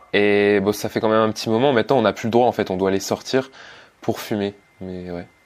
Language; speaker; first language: French; native; French